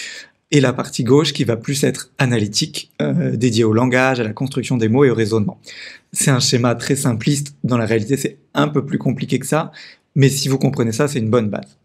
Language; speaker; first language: French; native; French